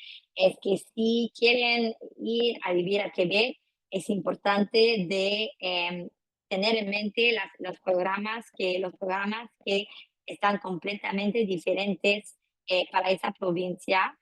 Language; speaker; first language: Spanish; non-native, fluent; French